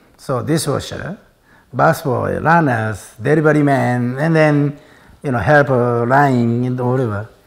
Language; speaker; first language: English; non-native, learner; Japanese